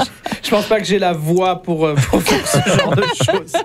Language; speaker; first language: French; native; French